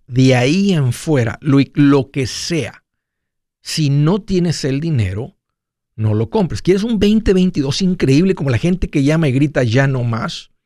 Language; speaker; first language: Spanish; native; Spanish